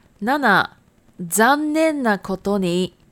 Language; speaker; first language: Japanese; non-native, fluent; Chinese